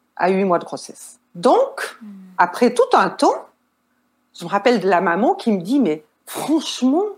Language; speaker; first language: French; native; French